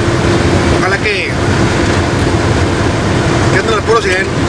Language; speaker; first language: Spanish; native; Spanish